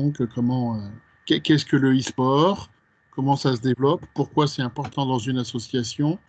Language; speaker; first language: French; native; French